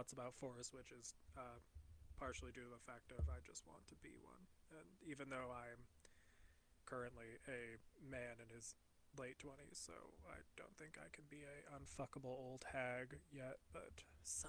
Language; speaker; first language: English; native; English